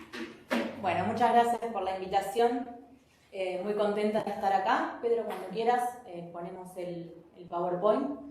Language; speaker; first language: Spanish; native; Spanish